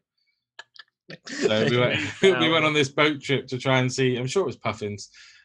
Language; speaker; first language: English; native; English